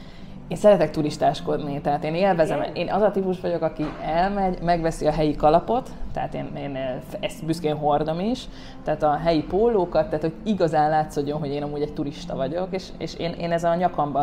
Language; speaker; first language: Hungarian; native; Hungarian